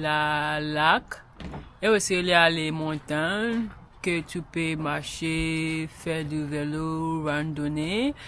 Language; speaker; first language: French; non-native, learner; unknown